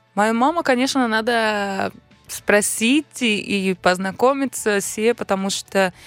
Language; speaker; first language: Russian; non-native, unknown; Portuguese